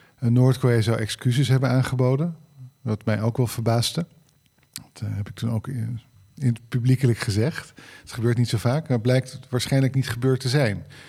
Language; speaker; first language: Dutch; native; Dutch